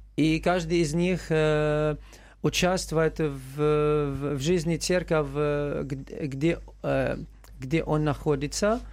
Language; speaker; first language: Russian; non-native, learner; Arabic